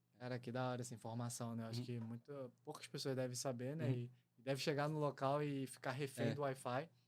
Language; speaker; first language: Portuguese; native; Portuguese